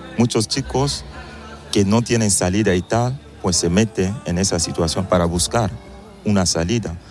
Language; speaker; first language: Spanish; non-native, fluent; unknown